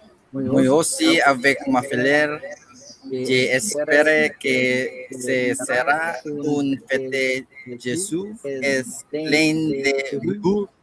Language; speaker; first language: French; non-native, learner; Spanish